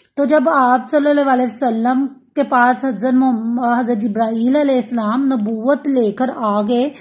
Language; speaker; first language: Urdu; non-native, local second language; Punjabi